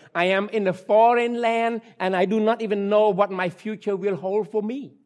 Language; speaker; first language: English; non-native, fluent; Khmer